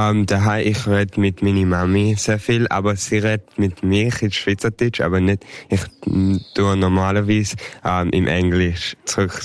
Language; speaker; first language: German; early bilingual, heritage; English